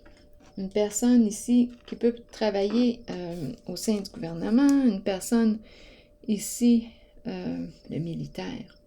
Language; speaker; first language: French; native; French